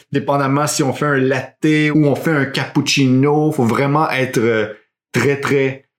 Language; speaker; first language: French; early bilingual, heritage; French